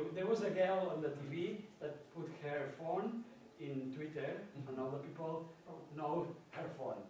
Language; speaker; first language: English; non-native, learner; Catalan